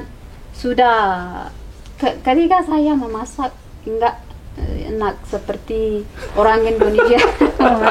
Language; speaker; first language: Indonesian; non-native, learner; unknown